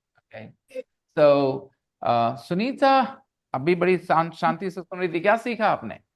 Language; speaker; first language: Hindi; native; Hindi